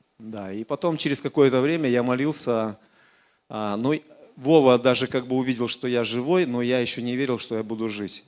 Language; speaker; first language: Russian; native; Russian